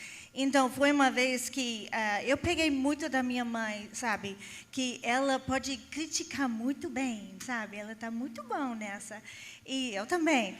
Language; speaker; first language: Portuguese; non-native, fluent; English